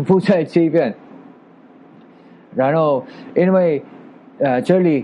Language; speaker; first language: Chinese; non-native, learner; Filipino